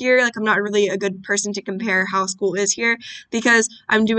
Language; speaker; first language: English; native; English